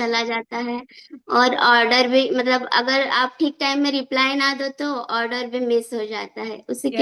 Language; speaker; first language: Hindi; non-native, local second language; Odia